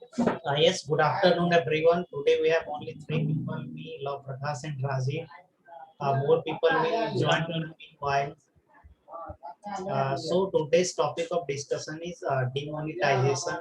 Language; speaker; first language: English; non-native, local second language; Hindi